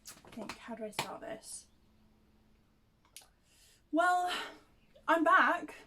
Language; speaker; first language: English; native; English